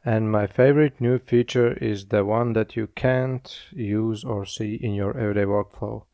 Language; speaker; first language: English; non-native, fluent; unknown